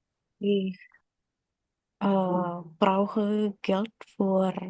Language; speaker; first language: German; non-native, learner; Indonesian